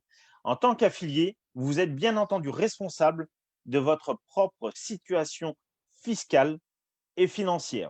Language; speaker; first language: French; native; French